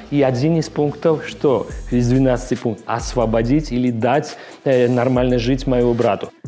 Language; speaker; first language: Russian; non-native, fluent; Georgian